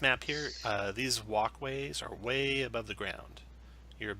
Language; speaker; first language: English; native; English